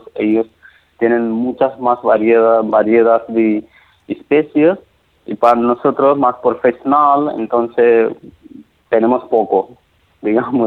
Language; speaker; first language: Spanish; non-native, learner; Nepali